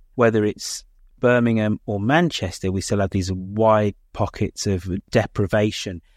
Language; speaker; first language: English; native; English